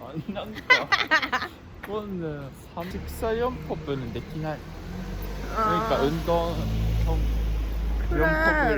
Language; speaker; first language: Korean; non-native, learner; Japanese